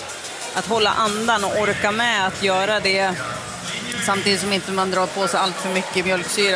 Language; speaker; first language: Swedish; native; Swedish